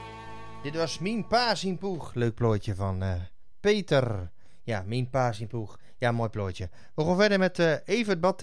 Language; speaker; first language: Dutch; native; Dutch